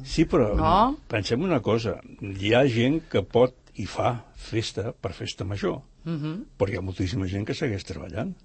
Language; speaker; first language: Catalan; native; Catalan